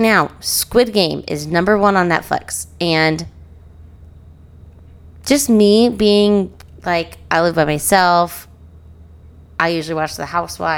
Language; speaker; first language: English; native; English